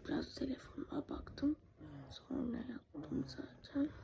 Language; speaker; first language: Turkish; early bilingual, heritage; Turkish